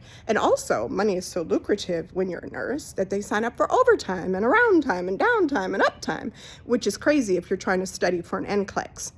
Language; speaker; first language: English; native; English